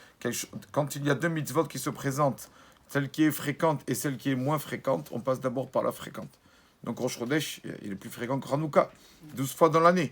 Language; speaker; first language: French; native; French